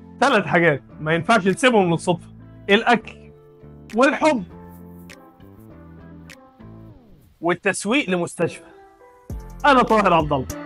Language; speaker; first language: Arabic; native; Arabic